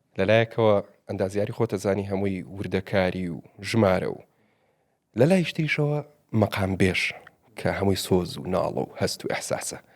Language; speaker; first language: Central Kurdish; native; Central Kurdish